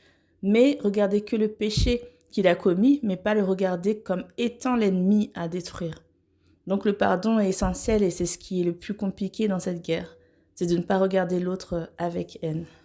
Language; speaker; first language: French; native; French